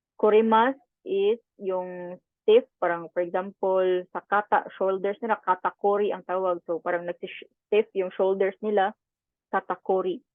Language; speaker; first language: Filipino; non-native, local second language; Cebuano